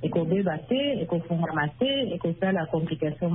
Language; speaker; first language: French; non-native, local second language; Lingala